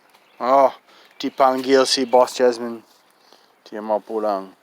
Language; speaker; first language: Indonesian; non-native, fluent; English